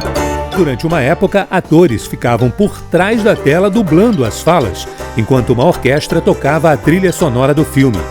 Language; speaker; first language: Portuguese; native; Portuguese